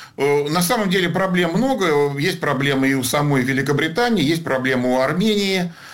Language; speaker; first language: Russian; native; Russian